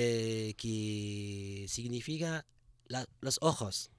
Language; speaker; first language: Spanish; non-native, fluent; Arabic